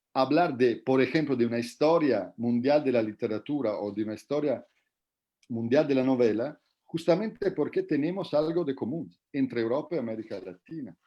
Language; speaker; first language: Spanish; non-native, fluent; Italian